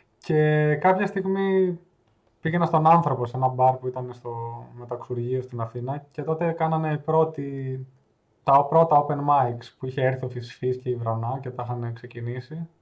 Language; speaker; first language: Greek; native; Greek